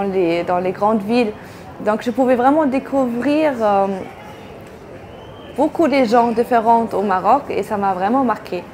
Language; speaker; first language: French; non-native, fluent; German